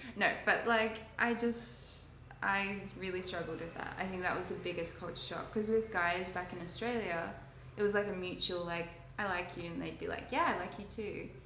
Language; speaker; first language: English; native; English